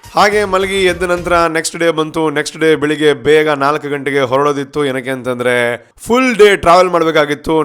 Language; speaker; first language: Kannada; non-native, local second language; Tulu